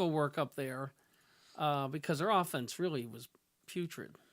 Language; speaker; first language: English; native; English